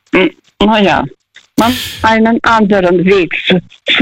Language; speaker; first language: German; non-native, fluent; Russian